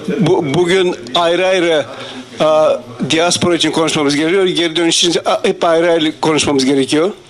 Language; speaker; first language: Turkish; non-native, fluent; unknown